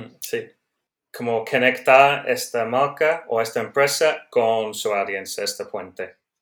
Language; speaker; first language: Spanish; non-native, learner; English